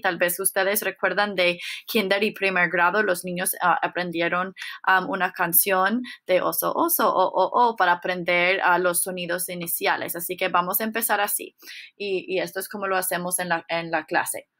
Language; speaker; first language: Spanish; non-native, fluent; English